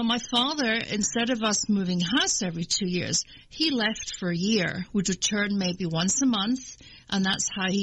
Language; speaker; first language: English; native; English